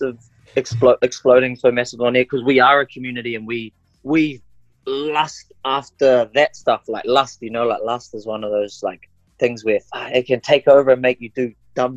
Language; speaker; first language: English; non-native, local second language; Māori